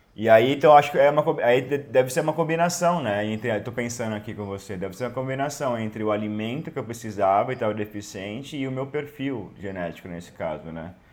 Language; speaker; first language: Portuguese; native; Portuguese